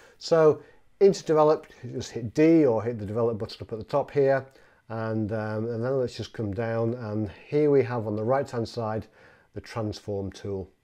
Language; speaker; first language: English; native; English